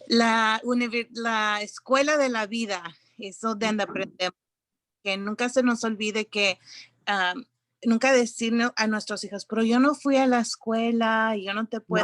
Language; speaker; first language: Spanish; early bilingual, heritage; Spanish